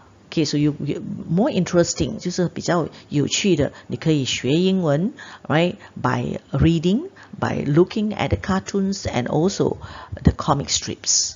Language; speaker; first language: English; non-native, local second language; Chinese